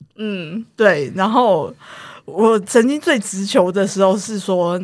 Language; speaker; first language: Chinese; native; Chinese